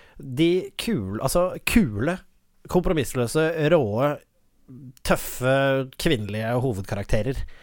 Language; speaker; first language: Norwegian; native; Norwegian